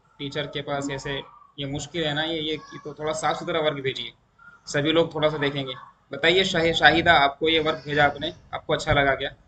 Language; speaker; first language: Hindi; native; Hindi